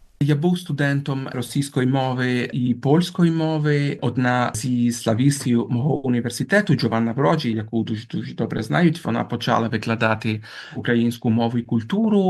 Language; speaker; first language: Ukrainian; non-native, fluent; Italian